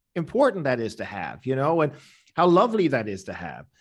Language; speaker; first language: English; native; English